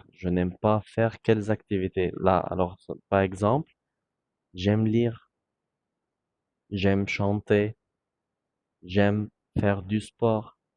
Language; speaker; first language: French; non-native, fluent; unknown